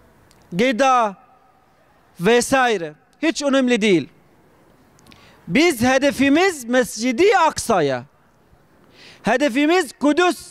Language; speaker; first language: Turkish; non-native, fluent; Arabic